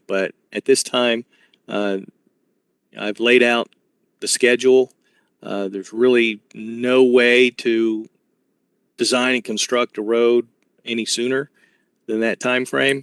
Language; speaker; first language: English; native; English